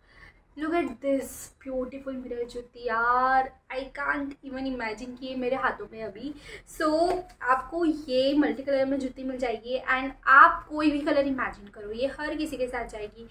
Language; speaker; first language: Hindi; native; Hindi